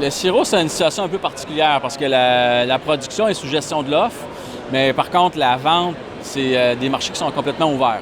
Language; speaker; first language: French; native; French